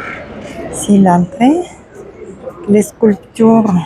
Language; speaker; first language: French; non-native, fluent; Russian